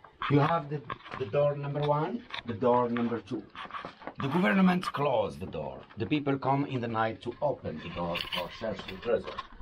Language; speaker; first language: English; non-native, learner; Arabic